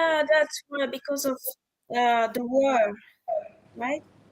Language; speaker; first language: English; non-native, learner; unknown